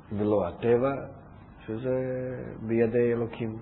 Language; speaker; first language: Hebrew; non-native, fluent; Russian